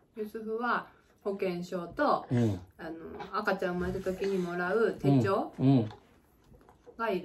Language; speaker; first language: Japanese; native; Japanese